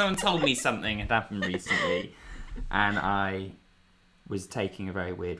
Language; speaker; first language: English; native; English